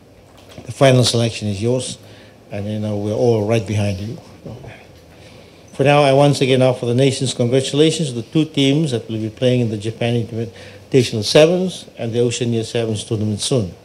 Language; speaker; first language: English; non-native, local second language; Fijian